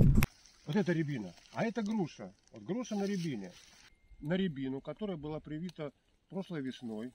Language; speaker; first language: Russian; native; Russian